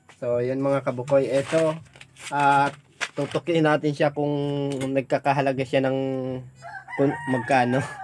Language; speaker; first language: Filipino; native; Filipino